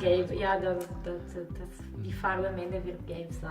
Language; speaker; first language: German; non-native, fluent; Italian